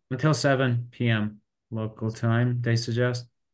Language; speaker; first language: English; non-native, fluent; Armenian